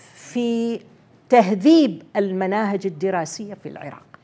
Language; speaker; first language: Arabic; native; Arabic